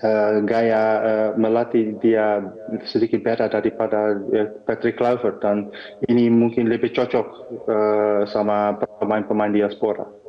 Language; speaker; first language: Indonesian; early bilingual, heritage; Dutch